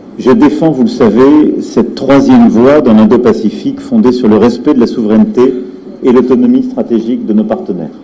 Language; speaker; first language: French; native; French